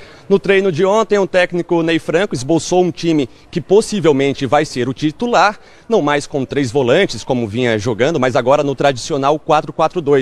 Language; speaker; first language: Portuguese; native; Portuguese